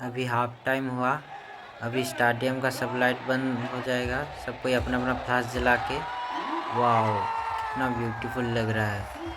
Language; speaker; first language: Hindi; non-native, local second language; Odia